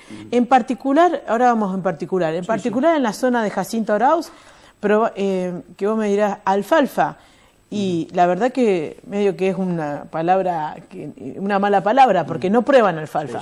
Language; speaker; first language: Spanish; native; Spanish